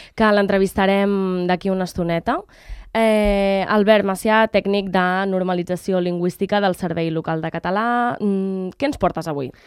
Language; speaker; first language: Catalan; native; Catalan